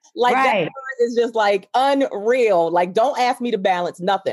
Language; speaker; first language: English; native; English